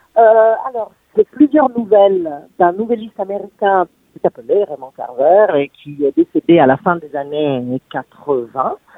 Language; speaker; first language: French; non-native, fluent; Italian